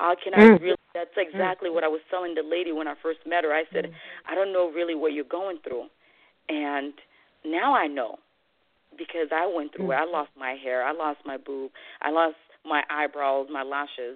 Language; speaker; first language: English; non-native, fluent; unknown